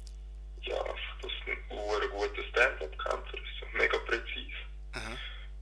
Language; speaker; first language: German; native; German